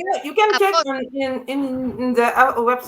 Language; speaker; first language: English; non-native, learner; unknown